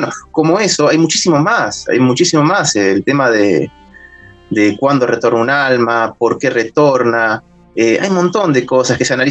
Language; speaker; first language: Spanish; native; Spanish